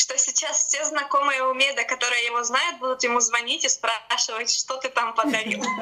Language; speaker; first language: Russian; native; Russian